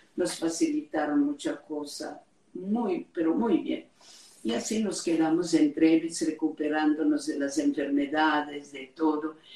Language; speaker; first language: Spanish; non-native, fluent; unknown